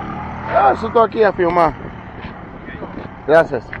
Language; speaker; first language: Portuguese; non-native, learner; English